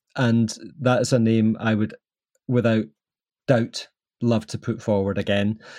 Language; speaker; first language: English; native; English